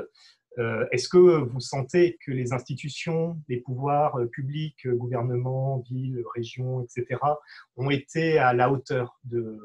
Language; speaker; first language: French; native; French